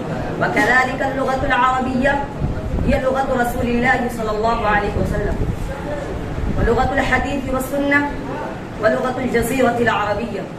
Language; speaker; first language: Arabic; non-native, learner; Urdu